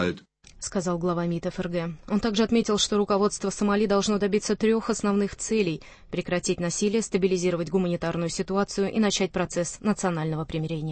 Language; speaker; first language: Russian; native; Russian